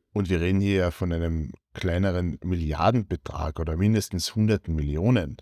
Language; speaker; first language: German; native; German